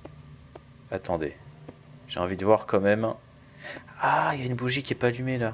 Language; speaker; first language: French; native; French